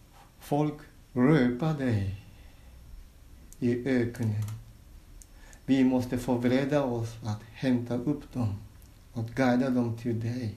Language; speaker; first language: Swedish; non-native, fluent; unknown